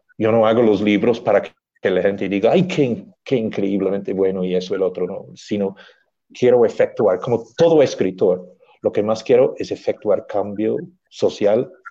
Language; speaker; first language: Spanish; non-native, fluent; English